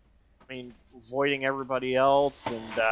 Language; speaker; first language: English; native; English